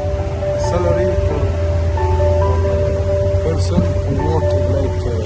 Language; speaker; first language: English; non-native, learner; Arabic